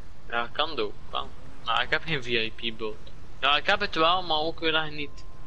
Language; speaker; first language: Dutch; native; Dutch